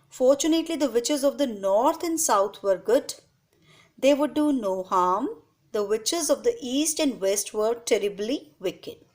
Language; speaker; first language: English; non-native, local second language; Hindi